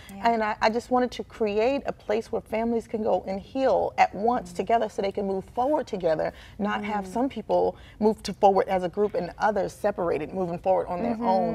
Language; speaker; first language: English; native; English